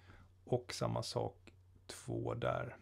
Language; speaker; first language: Swedish; native; Swedish